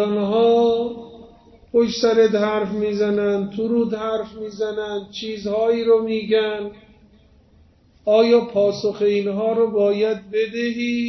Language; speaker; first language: Persian; native; Persian